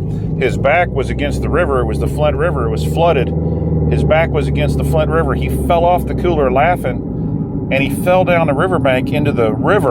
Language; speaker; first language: English; native; English